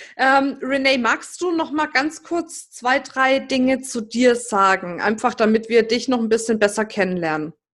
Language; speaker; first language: German; native; German